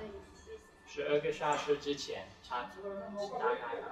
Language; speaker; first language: Chinese; non-native, fluent; English